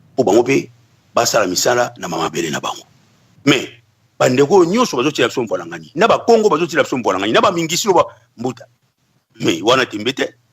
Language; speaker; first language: Lingala; non-native, local second language; Kongo